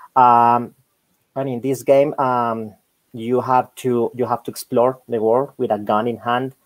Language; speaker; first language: English; non-native, fluent; Spanish